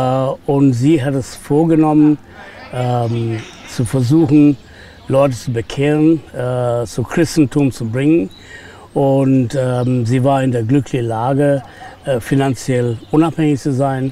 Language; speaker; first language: German; non-native, fluent; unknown